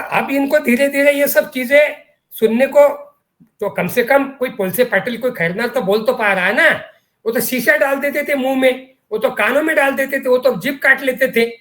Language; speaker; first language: Hindi; non-native, local second language; Marathi